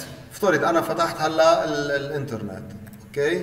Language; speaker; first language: Arabic; native; Arabic